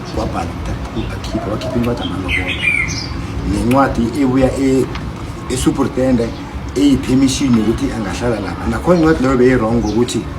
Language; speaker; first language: Zulu; non-native, local second language; South Ndebele